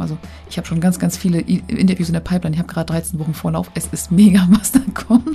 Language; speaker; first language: German; native; German